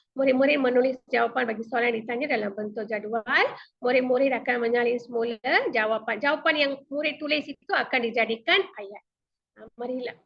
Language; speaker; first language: Malay; non-native, local second language; Tamil